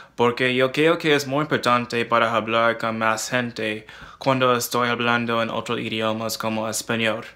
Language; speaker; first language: Spanish; non-native, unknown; English